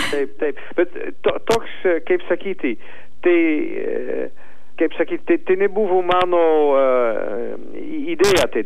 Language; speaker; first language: Lithuanian; non-native, learner; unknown